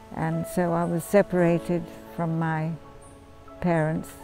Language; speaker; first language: English; native; English